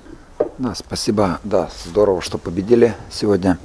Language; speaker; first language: Russian; native; Russian